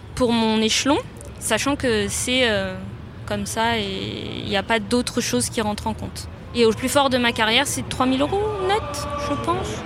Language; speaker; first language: French; native; French